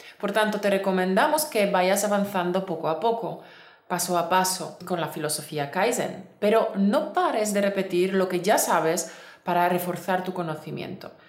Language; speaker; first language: Spanish; native; Spanish